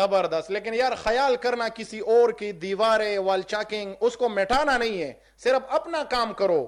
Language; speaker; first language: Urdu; non-native, local second language; Pashto